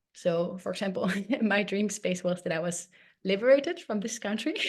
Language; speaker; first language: English; non-native, fluent; Dutch